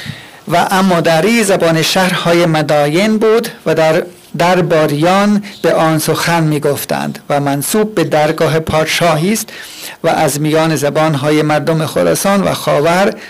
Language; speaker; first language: Persian; non-native, fluent; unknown